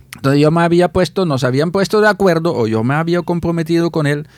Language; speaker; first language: Spanish; non-native, fluent; Dutch